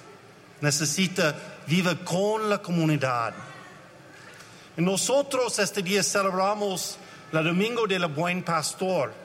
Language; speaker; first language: Spanish; non-native, learner; English